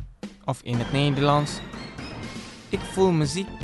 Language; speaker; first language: Dutch; non-native, learner; Indonesian